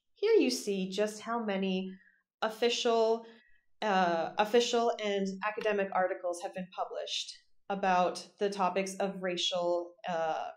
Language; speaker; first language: English; native; English